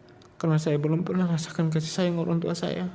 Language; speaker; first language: Indonesian; non-native, local second language; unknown